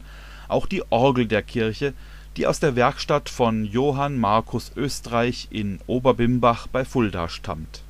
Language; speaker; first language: German; native; German